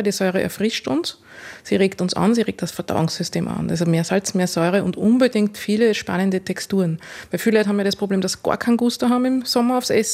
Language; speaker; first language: German; native; German